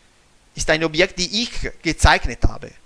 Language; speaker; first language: German; non-native, fluent; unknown